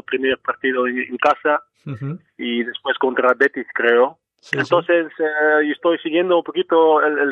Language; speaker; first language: Spanish; non-native, fluent; Dutch